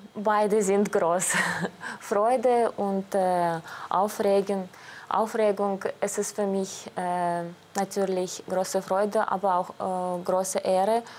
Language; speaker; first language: German; non-native, fluent; Russian